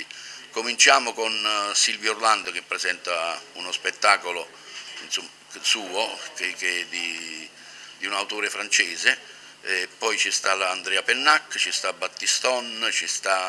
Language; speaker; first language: Italian; native; Italian